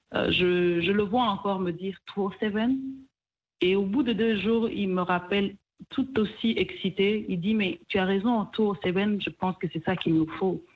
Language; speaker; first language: French; non-native, local second language; Kinyarwanda